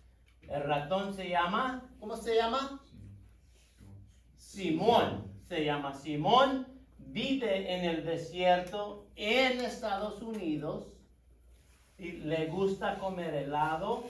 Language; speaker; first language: Spanish; non-native, fluent; English